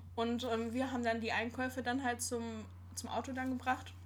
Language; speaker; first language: German; native; German